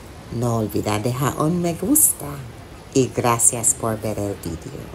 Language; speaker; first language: Spanish; non-native, fluent; English